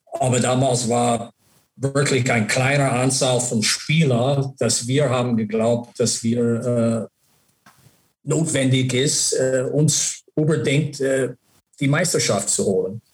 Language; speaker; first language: German; non-native, learner; English